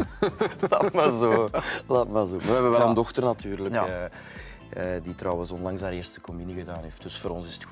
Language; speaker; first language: Dutch; native; Dutch